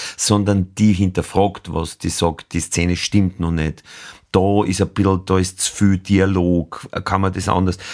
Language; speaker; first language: German; native; German